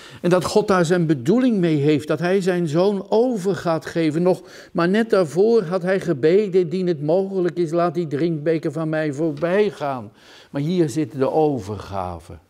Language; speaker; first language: Dutch; native; Dutch